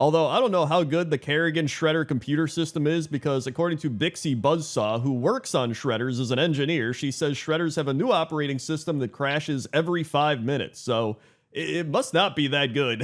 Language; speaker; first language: English; native; English